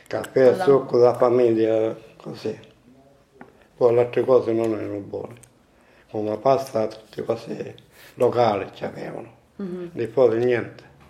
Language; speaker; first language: Italian; non-native, local second language; Sicilian